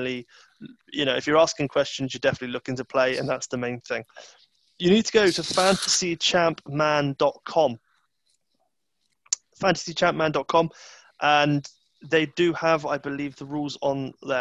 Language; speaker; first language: English; native; English